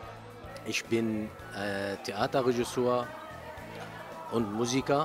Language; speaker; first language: German; non-native, learner; Arabic